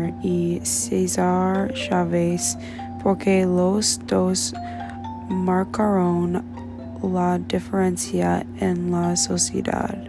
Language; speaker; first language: Spanish; non-native, learner; English